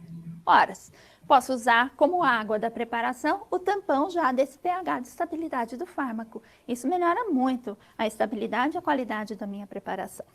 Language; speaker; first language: Portuguese; native; Portuguese